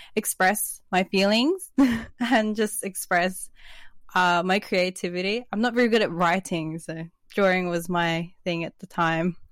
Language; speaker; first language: English; native; English